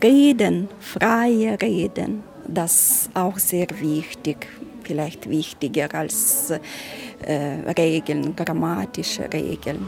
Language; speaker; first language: German; non-native, learner; Ukrainian